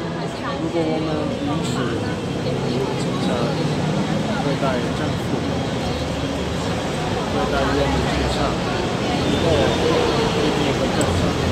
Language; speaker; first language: Chinese; non-native, learner; Italian